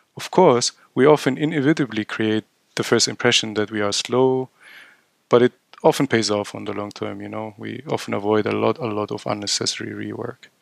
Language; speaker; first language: English; non-native, fluent; Arabic